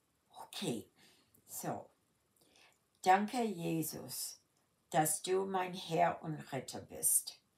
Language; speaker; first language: German; early bilingual, heritage; German